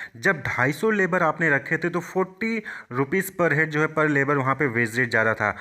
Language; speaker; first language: Hindi; native; Hindi